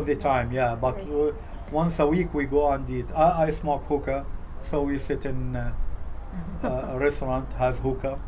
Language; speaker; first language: English; non-native, fluent; Arabic